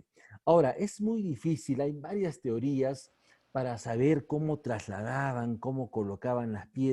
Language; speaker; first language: Spanish; native; Spanish